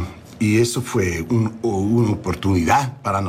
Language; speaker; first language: Spanish; early bilingual, heritage; English